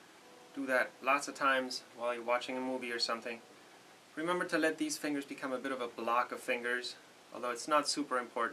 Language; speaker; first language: English; native; English